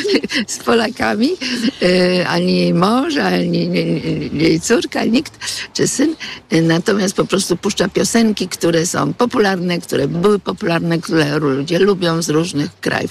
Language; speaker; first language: Polish; native; Polish